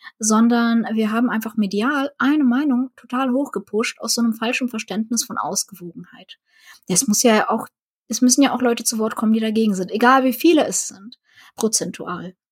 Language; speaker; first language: German; early bilingual, other home language; Russian